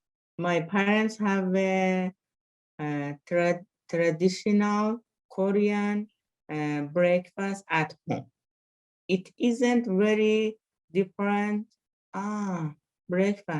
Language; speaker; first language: English; non-native, learner; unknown